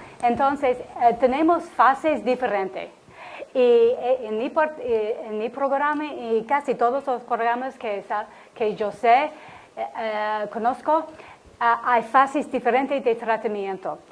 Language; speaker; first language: Spanish; non-native, learner; English